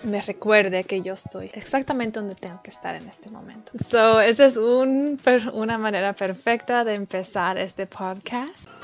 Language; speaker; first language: Spanish; early bilingual, heritage; Spanish